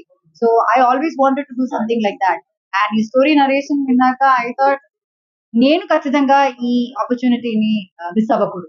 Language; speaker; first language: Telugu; non-native, local second language; Malayalam